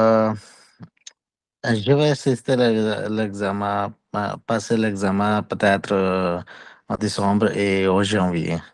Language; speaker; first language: French; non-native, learner; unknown